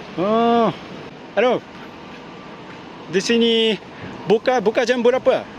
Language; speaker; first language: Malay; non-native, learner; Japanese